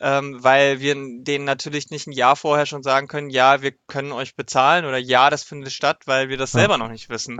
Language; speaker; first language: German; native; German